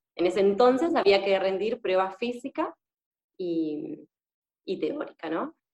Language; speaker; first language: Spanish; native; Spanish